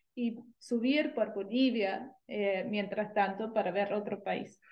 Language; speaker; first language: Spanish; non-native, fluent; German